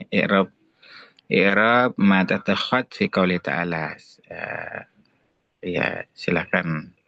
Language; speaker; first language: Arabic; non-native, fluent; Indonesian